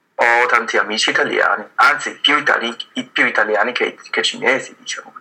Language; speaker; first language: Italian; non-native, fluent; Chinese